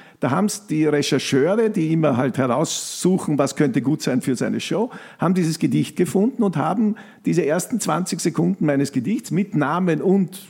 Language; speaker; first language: German; native; German